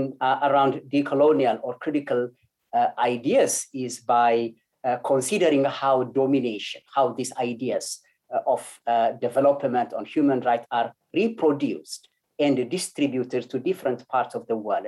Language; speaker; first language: English; non-native, fluent; Amharic